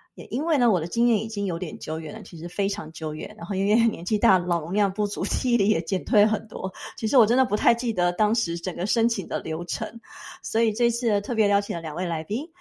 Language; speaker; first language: Chinese; native; Chinese